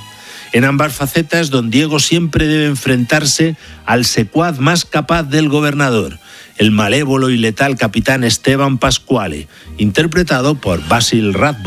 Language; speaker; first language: Spanish; native; Spanish